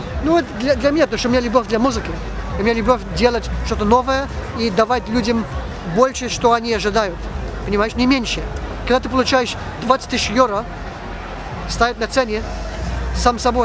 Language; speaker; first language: Russian; early bilingual, heritage; Russian